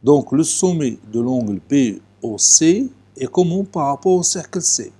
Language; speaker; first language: French; non-native, local second language; Arabic